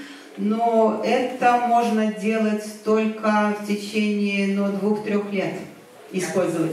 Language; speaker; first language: Russian; native; Russian